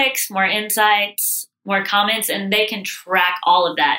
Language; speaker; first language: English; native; English